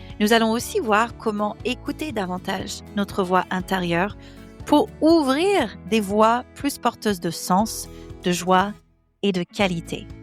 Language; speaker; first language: French; non-native, fluent; English